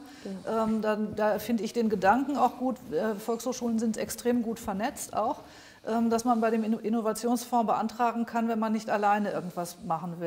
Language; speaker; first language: German; native; German